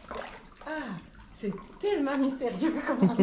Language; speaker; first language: French; native; French